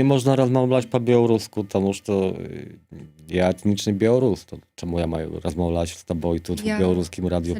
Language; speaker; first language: Polish; non-native, local second language; Belarusian